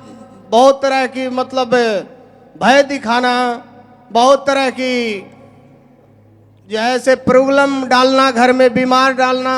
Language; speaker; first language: Hindi; non-native, local second language; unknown